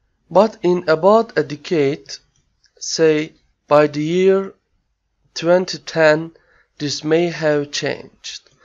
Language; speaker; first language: English; non-native, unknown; Turkish